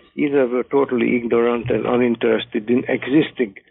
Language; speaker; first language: English; non-native, fluent; Hungarian